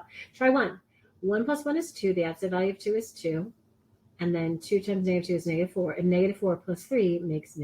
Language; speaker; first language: English; native; English